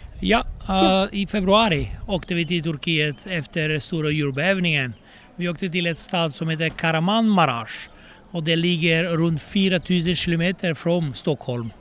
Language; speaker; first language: Swedish; non-native, fluent; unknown